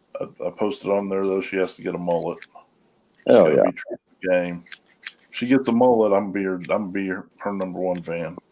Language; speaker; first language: English; native; English